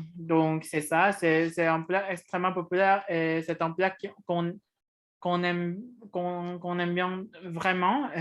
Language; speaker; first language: French; non-native, fluent; Indonesian